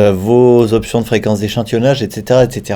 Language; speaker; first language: French; native; French